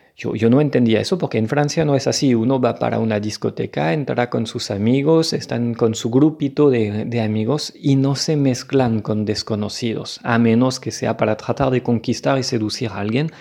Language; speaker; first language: Spanish; non-native, fluent; French